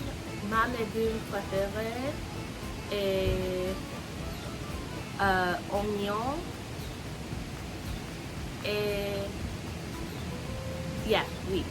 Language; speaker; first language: French; non-native, learner; English